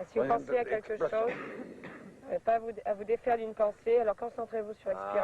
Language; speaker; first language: French; native; French